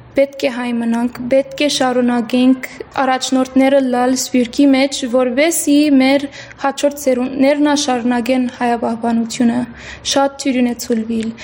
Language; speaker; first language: Armenian; early bilingual, heritage; Armenian